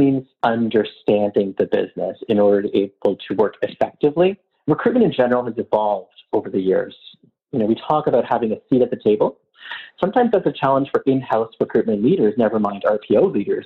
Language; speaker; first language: English; native; English